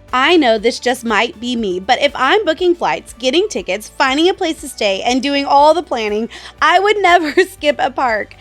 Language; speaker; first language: English; native; English